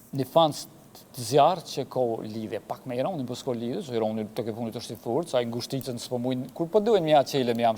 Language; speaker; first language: Albanian; native; Albanian